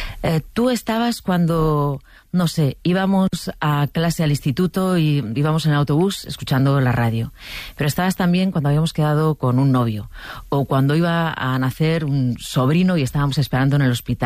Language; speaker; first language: Spanish; native; Spanish